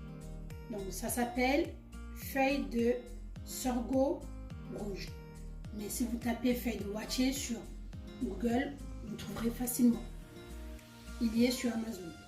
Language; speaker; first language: French; non-native, fluent; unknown